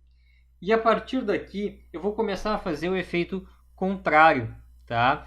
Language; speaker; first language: Portuguese; native; Portuguese